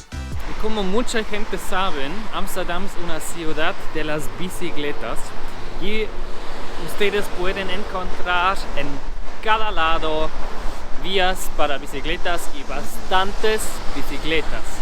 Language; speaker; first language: Spanish; non-native, learner; German